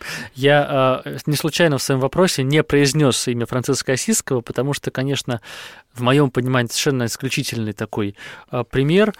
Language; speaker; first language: Russian; native; Russian